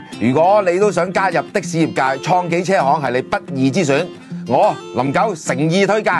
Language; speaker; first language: Cantonese; native; Cantonese